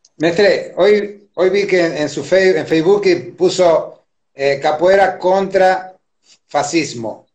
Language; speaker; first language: Portuguese; non-native, learner; Spanish